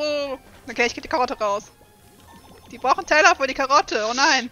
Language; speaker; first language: German; native; German